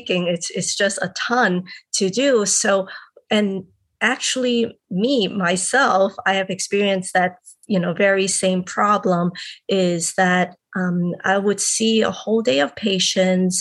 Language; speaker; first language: English; non-native, local second language; Cantonese